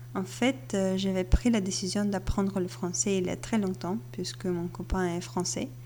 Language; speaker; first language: French; non-native, learner; Bulgarian